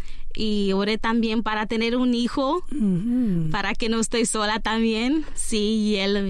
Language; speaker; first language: Spanish; non-native, learner; Romanian